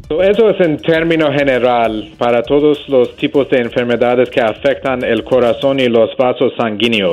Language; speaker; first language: Spanish; non-native, fluent; English